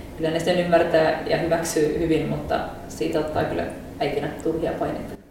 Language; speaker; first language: Finnish; early bilingual, heritage; Finnish